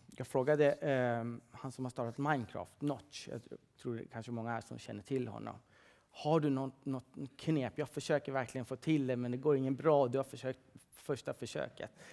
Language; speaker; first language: Swedish; early bilingual, other home language; Persian